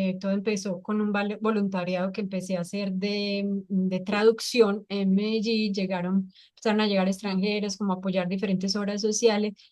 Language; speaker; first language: Spanish; native; Spanish